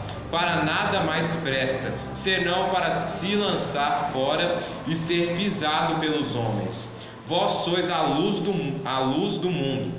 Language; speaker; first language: Portuguese; native; Portuguese